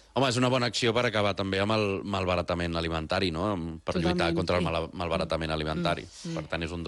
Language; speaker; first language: Catalan; native; Catalan